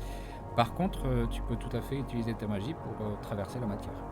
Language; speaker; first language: French; native; French